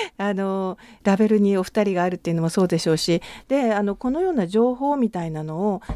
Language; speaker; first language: Japanese; native; Japanese